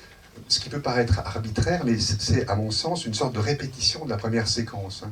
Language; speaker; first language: French; native; French